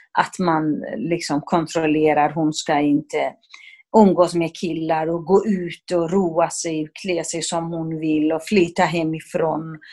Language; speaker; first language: Swedish; non-native, fluent; Kurdish